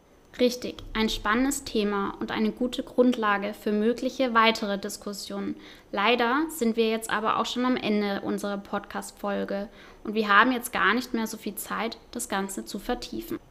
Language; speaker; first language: German; native; German